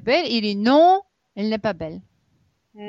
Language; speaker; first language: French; non-native, fluent; Russian